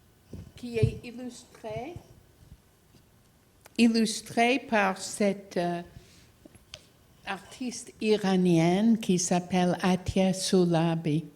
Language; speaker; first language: French; non-native, fluent; English